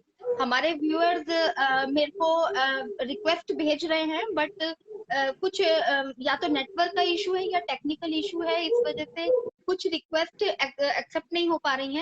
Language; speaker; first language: Hindi; native; Hindi